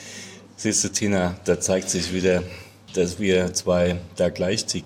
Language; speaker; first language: German; native; German